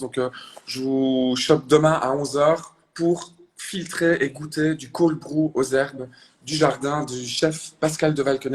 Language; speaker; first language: French; native; French